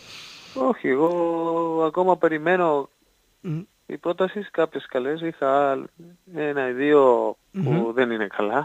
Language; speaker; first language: Greek; non-native, learner; Spanish